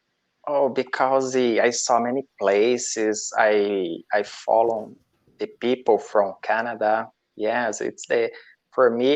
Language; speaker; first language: English; non-native, learner; Portuguese